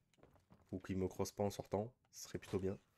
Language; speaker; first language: French; native; French